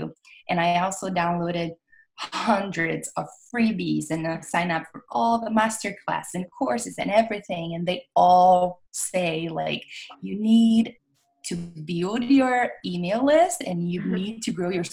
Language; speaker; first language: English; non-native, fluent; Portuguese